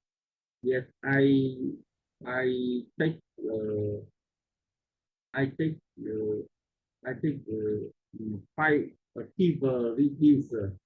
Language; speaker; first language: English; non-native, learner; Vietnamese